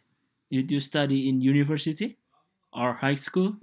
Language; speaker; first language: English; non-native, learner; Indonesian